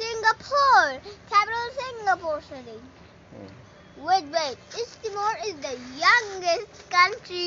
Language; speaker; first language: English; non-native, learner; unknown